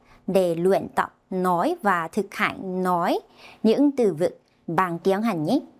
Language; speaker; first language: Vietnamese; non-native, fluent; Korean